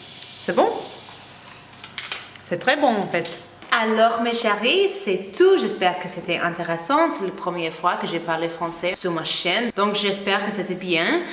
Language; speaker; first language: French; non-native, learner; English